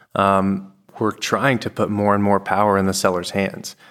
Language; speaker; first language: English; native; English